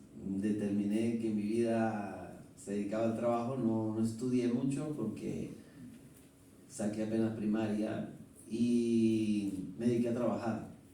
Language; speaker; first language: Spanish; native; Spanish